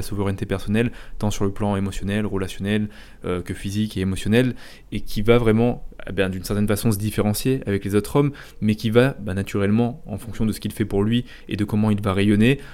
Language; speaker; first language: French; native; French